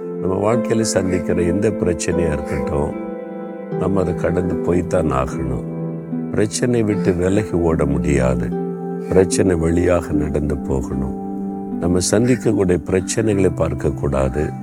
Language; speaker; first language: Tamil; native; Tamil